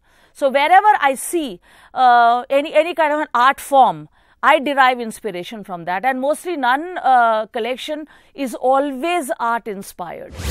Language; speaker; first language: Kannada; non-native, local second language; Hindi